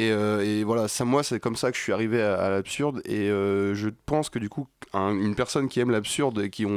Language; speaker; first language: French; native; French